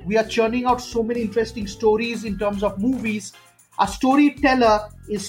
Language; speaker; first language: English; non-native, local second language; Bangla